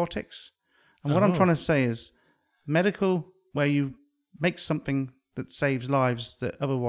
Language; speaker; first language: English; native; English